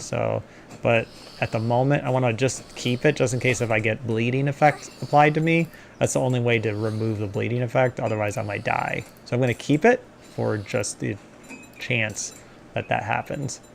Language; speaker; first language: English; native; English